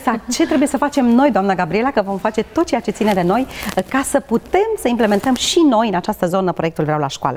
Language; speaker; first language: Romanian; native; Romanian